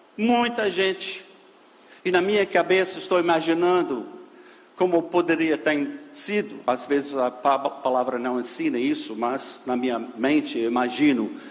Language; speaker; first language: Portuguese; non-native, fluent; English